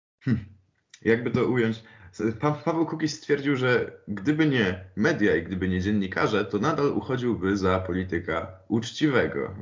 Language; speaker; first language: Polish; native; Polish